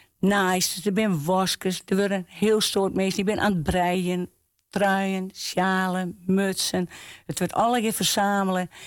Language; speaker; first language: Dutch; non-native, local second language; Western Frisian